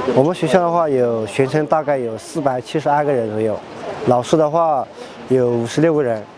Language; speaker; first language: Chinese; native; Chinese